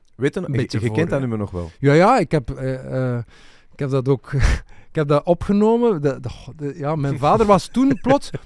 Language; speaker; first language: Dutch; native; Dutch